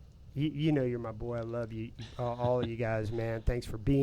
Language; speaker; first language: English; native; English